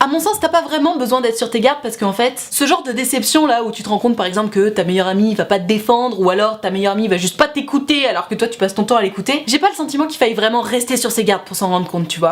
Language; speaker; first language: French; native; French